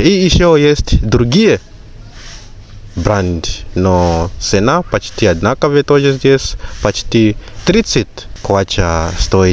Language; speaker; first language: Russian; non-native, fluent; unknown